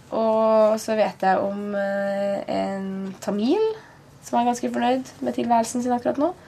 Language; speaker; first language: Norwegian; native; Norwegian